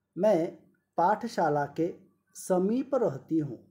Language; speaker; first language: Hindi; non-native, local second language; Marathi